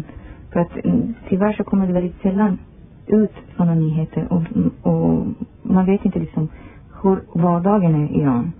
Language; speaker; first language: Swedish; non-native, fluent; Persian